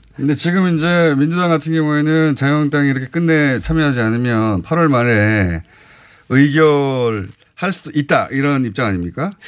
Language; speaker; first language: Korean; native; Korean